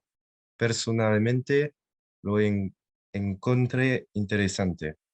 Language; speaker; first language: Spanish; non-native, learner; French